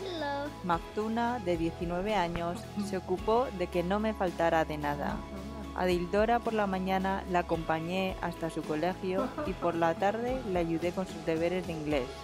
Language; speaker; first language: Spanish; early bilingual, other home language; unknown